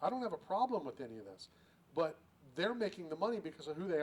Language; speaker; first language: English; native; English